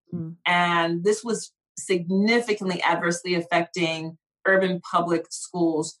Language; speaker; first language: English; native; English